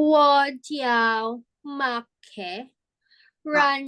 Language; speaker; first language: Chinese; non-native, learner; Filipino